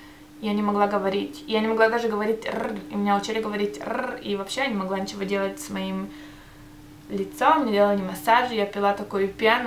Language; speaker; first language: Russian; early bilingual, heritage; Russian